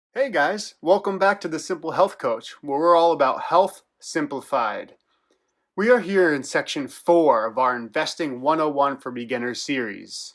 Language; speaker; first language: English; native; English